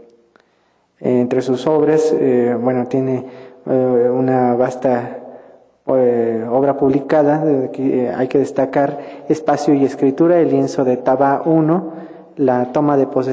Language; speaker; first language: Spanish; native; Spanish